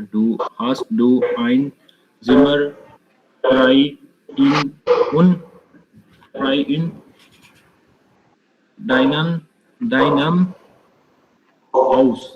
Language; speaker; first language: German; non-native, learner; Urdu